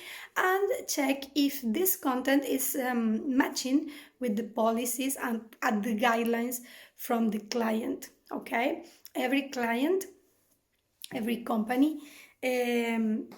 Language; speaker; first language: English; non-native, fluent; Spanish